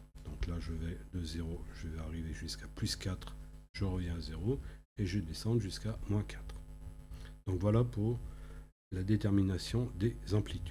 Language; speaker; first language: French; native; French